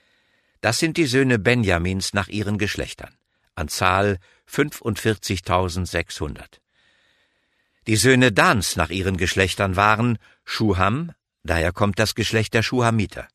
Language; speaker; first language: German; native; German